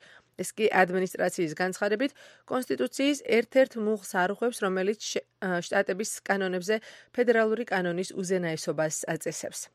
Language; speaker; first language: Georgian; native; Georgian